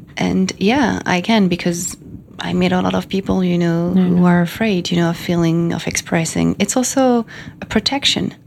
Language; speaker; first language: English; non-native, fluent; French